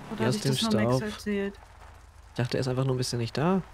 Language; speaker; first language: German; native; German